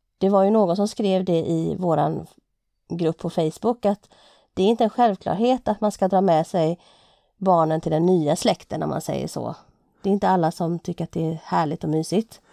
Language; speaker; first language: Swedish; native; Swedish